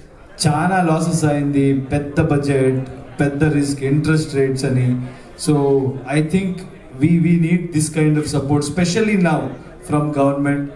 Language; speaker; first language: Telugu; non-native, learner; Kannada